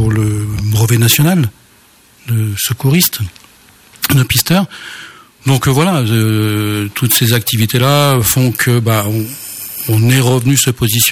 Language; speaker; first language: French; native; French